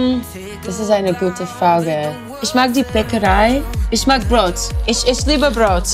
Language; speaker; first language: German; non-native, learner; English